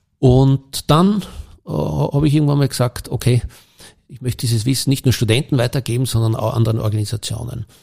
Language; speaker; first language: German; native; German